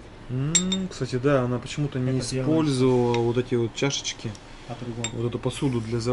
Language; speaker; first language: Russian; native; Russian